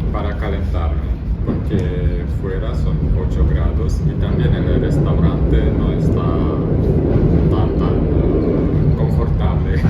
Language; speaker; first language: Spanish; non-native, fluent; German